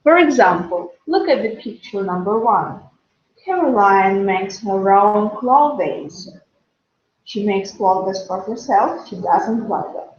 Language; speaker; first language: English; non-native, fluent; Russian